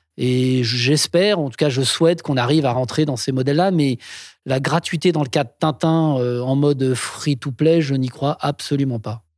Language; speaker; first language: French; native; French